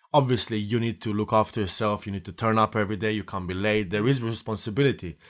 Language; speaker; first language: English; non-native, fluent; Slovenian